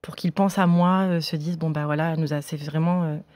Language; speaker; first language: French; native; French